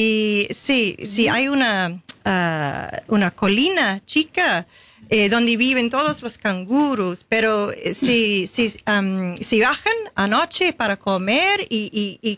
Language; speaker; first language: Spanish; non-native, fluent; English